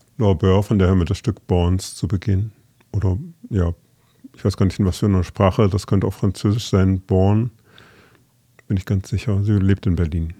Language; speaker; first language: German; native; German